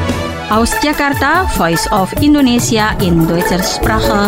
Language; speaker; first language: German; non-native, fluent; Indonesian